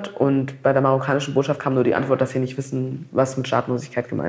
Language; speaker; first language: German; native; German